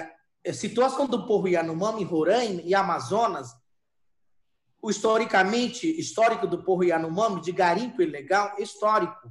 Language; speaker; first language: Portuguese; non-native, local second language; Yanomámi